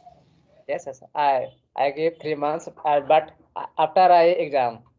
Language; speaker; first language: English; non-native, learner; Hindi